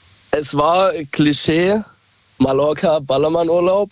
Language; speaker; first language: German; native; German